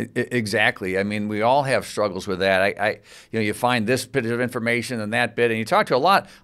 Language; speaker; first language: English; native; English